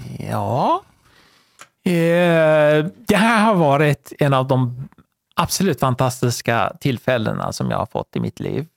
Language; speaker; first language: Swedish; non-native, fluent; Persian